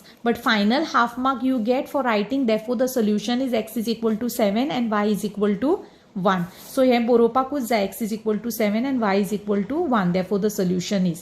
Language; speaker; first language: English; non-native, local second language; Konkani